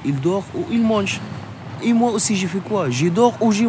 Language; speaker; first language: French; non-native, local second language; Arabic